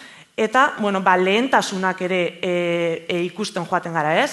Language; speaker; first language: Basque; native; Basque